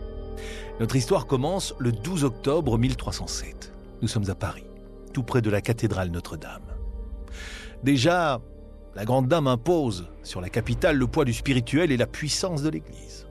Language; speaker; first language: French; native; French